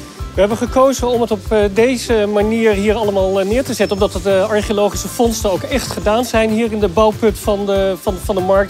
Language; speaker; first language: Dutch; native; Dutch